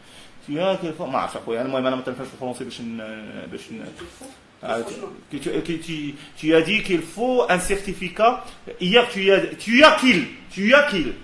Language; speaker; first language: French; non-native, local second language; Arabic